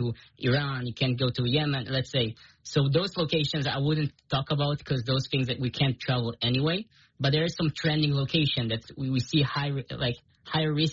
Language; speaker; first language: English; non-native, fluent; Hebrew